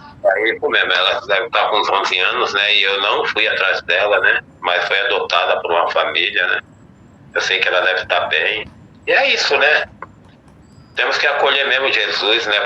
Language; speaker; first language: Portuguese; native; Portuguese